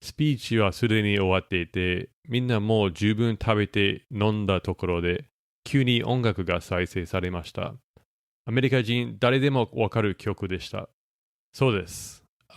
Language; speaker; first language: Japanese; non-native, fluent; English